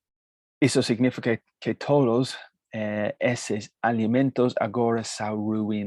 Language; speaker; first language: Portuguese; non-native, fluent; Spanish